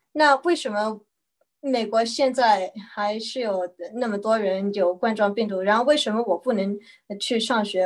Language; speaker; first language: Chinese; early bilingual, heritage; Chinese